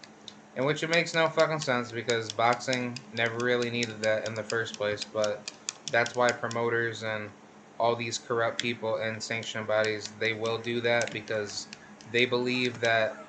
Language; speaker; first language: English; native; English